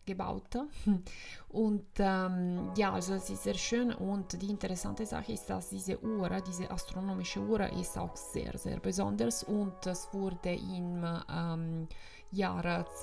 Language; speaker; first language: German; non-native, fluent; Italian